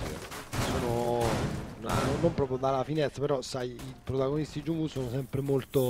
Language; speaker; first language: Italian; native; Italian